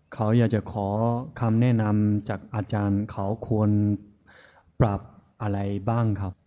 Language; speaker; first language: Thai; non-native, fluent; Chinese